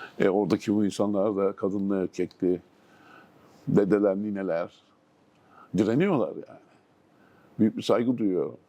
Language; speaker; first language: Turkish; native; Turkish